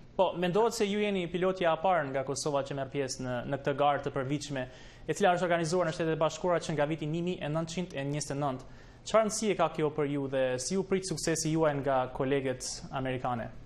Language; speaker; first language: Albanian; native; Albanian